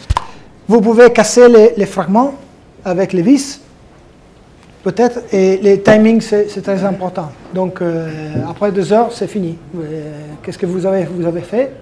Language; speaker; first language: French; non-native, fluent; Italian